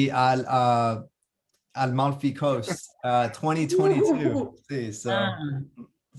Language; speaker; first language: Italian; non-native, learner; English